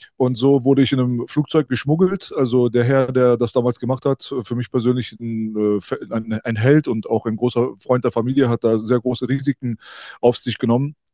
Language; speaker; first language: German; early bilingual, other home language; Persian